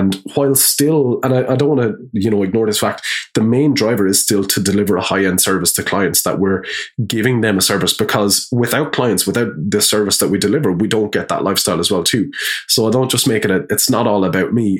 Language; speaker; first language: English; native; English